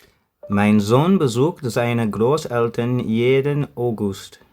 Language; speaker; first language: German; non-native, learner; English